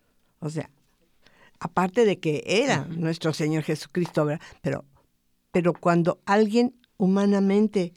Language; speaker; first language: Spanish; native; Spanish